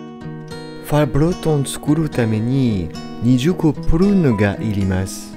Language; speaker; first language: Japanese; non-native, learner; French